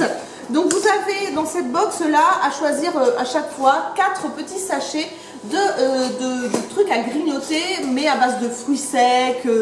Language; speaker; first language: French; native; French